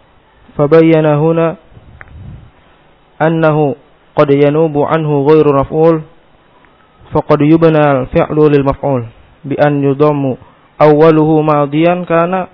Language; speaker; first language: Arabic; non-native, learner; Indonesian